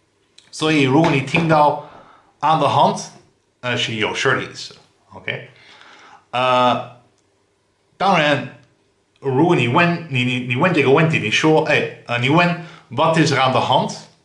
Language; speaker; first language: Chinese; non-native, fluent; Dutch